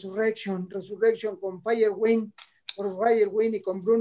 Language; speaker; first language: Spanish; native; Spanish